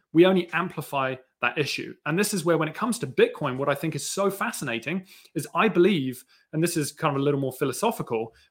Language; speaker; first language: English; native; English